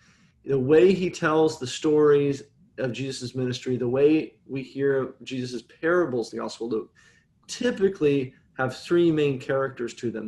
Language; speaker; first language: English; native; English